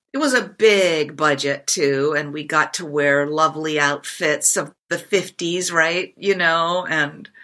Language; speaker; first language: English; non-native, fluent; Japanese